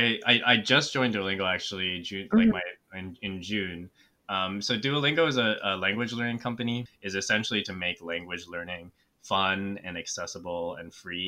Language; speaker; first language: English; native; English